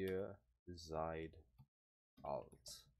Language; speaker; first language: German; non-native, learner; English